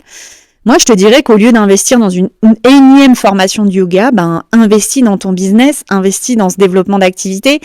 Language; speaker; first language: French; native; French